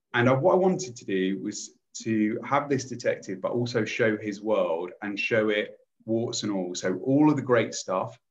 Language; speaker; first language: English; native; English